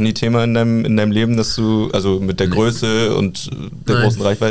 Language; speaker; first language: German; native; German